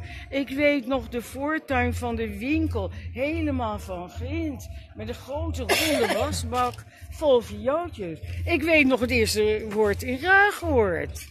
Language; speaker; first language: Dutch; native; Dutch